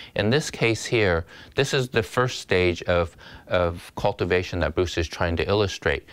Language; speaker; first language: English; native; English